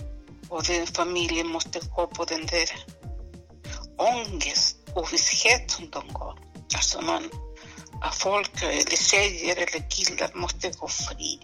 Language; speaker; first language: Swedish; non-native, fluent; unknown